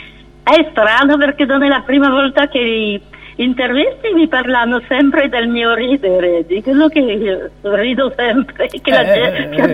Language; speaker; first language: Italian; non-native, fluent; French